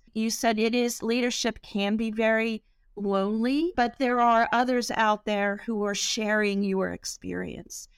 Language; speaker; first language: English; native; English